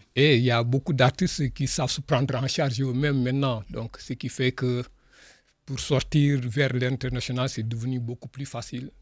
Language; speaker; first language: French; non-native, local second language; Wolof